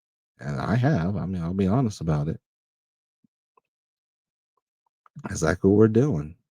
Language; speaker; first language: English; native; English